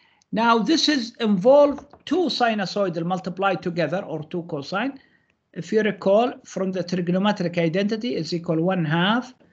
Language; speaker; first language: English; non-native, fluent; Arabic